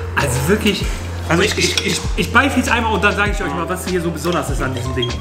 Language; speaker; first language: German; native; German